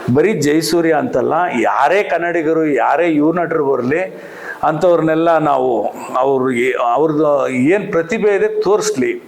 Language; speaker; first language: Kannada; native; Kannada